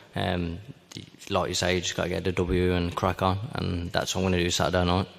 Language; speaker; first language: English; native; English